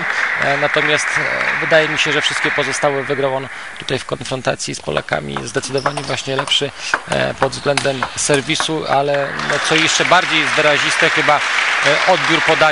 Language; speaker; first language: Polish; native; Polish